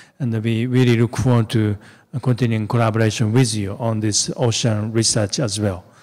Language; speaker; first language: English; non-native, fluent; Japanese